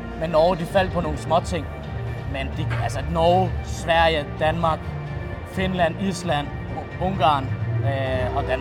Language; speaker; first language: Danish; native; Danish